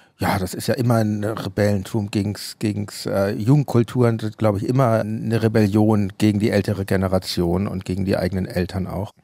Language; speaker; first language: German; native; German